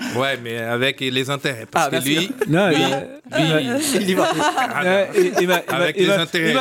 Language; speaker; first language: French; non-native, fluent; Portuguese